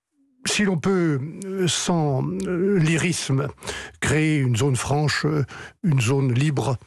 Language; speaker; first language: French; native; French